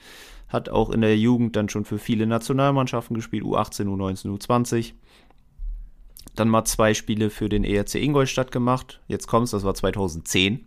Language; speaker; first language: German; native; German